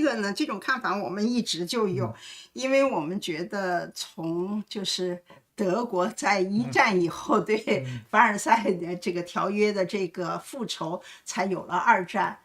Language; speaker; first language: Chinese; native; Chinese